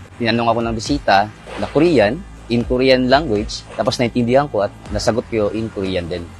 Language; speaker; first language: Filipino; non-native, local second language; Cebuano